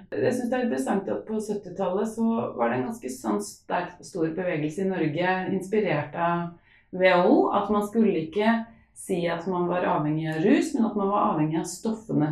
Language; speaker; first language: Norwegian; native; Norwegian